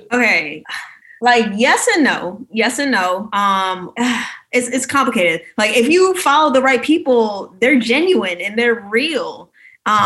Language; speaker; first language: English; native; English